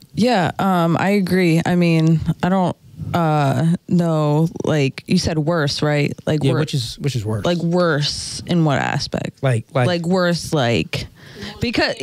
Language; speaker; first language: English; native; English